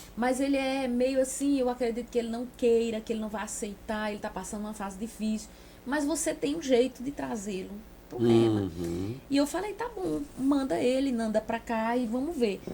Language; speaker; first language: Portuguese; native; Portuguese